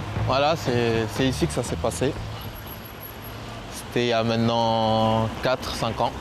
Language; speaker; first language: French; early bilingual, other home language; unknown